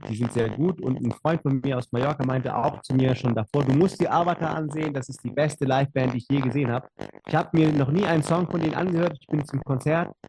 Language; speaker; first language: German; native; German